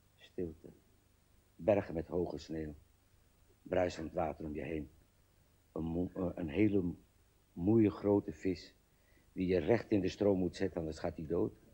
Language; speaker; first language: Dutch; native; Dutch